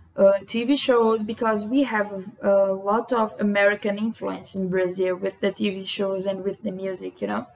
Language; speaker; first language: English; non-native, fluent; Portuguese